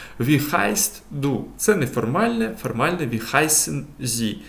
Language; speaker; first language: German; non-native, fluent; Ukrainian